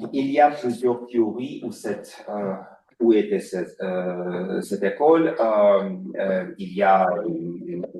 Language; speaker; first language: French; non-native, fluent; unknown